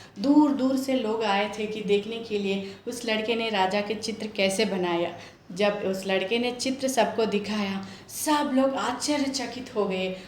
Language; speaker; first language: Hindi; non-native, local second language; Telugu